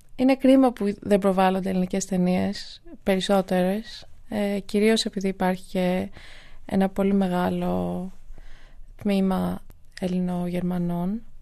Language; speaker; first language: Greek; native; Greek